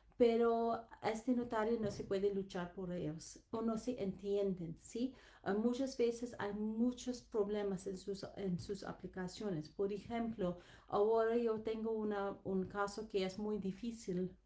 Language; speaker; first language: Spanish; non-native, learner; English